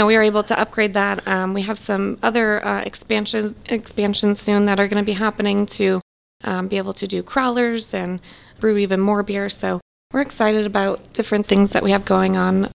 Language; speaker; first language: English; native; English